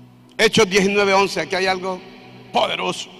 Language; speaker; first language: Spanish; native; Spanish